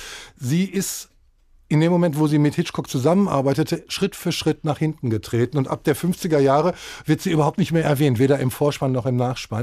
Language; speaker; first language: German; native; German